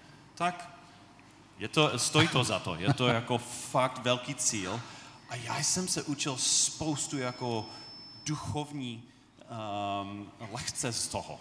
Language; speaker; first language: Czech; non-native, fluent; English